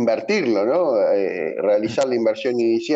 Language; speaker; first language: Spanish; native; Spanish